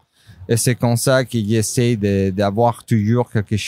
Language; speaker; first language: French; non-native, fluent; Spanish